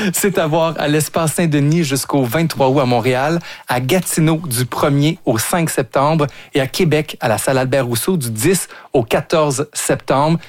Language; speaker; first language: French; native; French